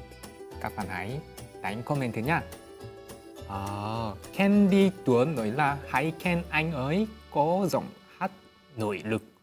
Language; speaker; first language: Vietnamese; non-native, fluent; Korean